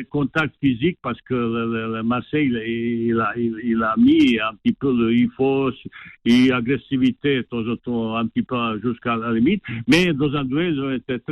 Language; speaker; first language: French; non-native, fluent; Bosnian